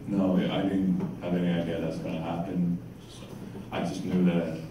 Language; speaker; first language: English; non-native, fluent; Finnish